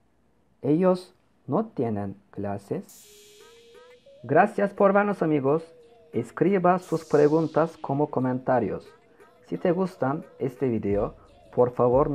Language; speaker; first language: Spanish; non-native, learner; Turkish